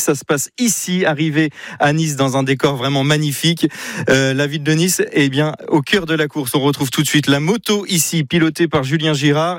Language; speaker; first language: French; native; French